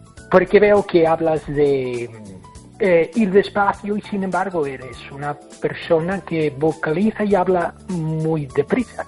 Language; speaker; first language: Spanish; non-native, fluent; English